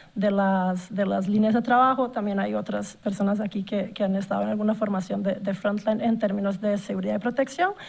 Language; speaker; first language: Spanish; non-native, fluent; Portuguese